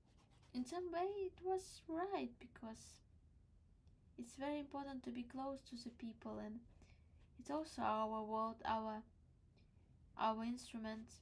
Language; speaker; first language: English; non-native, learner; Crimean Tatar